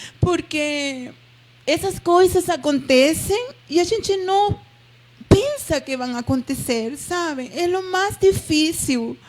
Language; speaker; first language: Portuguese; non-native, fluent; Spanish